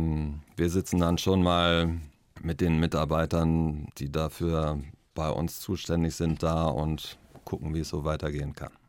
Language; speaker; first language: German; native; German